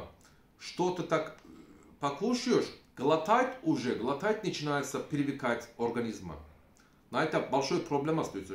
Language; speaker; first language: Russian; non-native, learner; Turkish